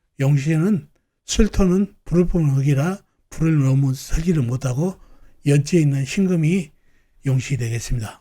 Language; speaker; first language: Korean; native; Korean